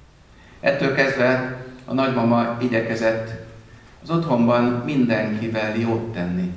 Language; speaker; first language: Hungarian; native; Hungarian